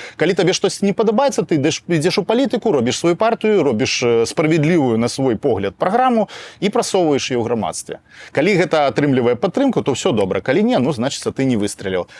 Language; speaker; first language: Belarusian; non-native, local second language; Russian